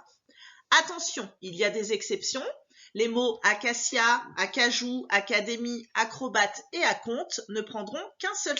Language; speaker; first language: French; native; French